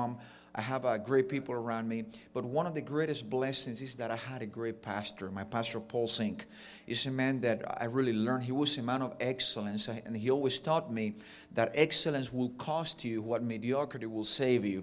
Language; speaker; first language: English; non-native, fluent; Spanish